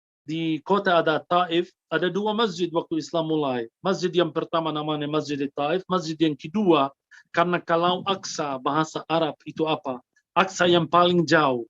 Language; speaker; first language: Indonesian; non-native, fluent; Arabic